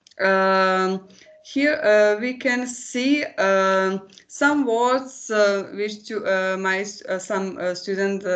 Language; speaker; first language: English; non-native, learner; Croatian